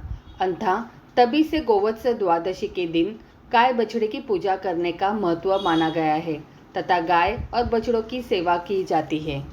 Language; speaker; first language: Hindi; native; Hindi